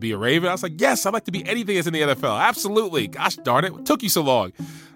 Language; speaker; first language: English; native; English